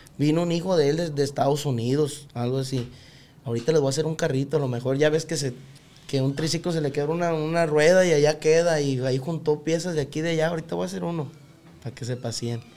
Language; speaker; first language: Spanish; native; Spanish